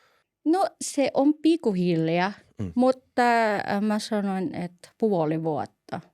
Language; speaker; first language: Finnish; non-native, learner; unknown